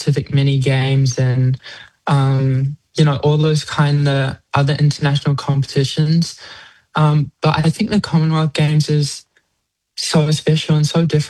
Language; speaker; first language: English; native; English